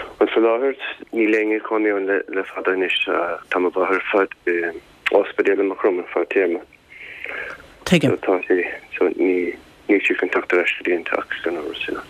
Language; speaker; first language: Irish; native; Irish